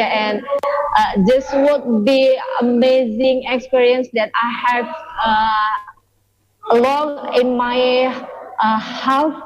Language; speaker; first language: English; non-native, learner; Indonesian